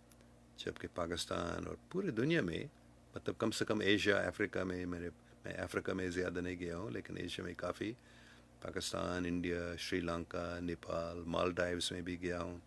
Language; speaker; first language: Hindi; non-native, fluent; English